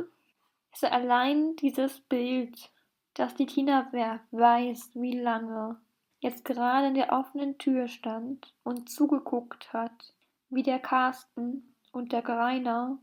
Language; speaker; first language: German; native; German